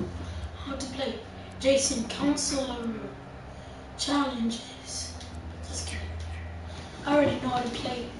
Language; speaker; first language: English; native; English